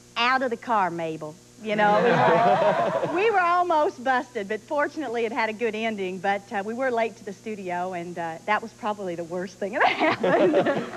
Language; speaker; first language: English; native; English